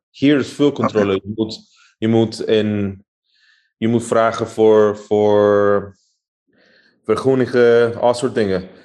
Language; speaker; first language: Dutch; non-native, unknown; Spanish